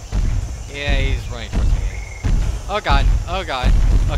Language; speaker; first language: English; native; English